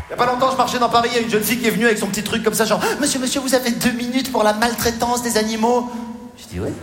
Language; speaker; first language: French; native; French